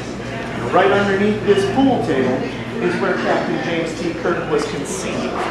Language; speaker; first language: English; native; English